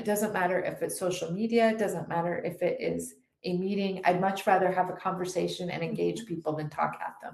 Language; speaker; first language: English; native; English